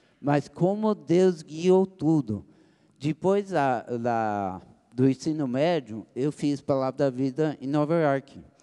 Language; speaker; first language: Portuguese; early bilingual, other home language; English